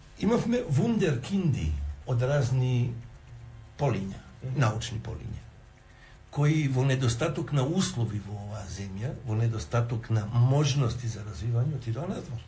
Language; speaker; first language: Macedonian; non-native, local second language; Albanian